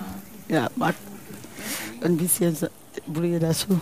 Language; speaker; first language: German; non-native, learner; Akan